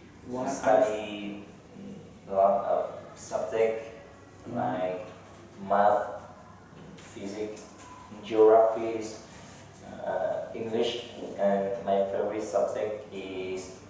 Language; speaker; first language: English; non-native, learner; Vietnamese